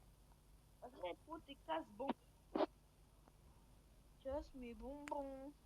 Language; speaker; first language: French; native; French